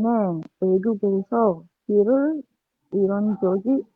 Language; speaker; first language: Korean; non-native, learner; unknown